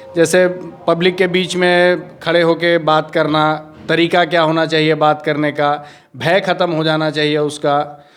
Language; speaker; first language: Hindi; native; Hindi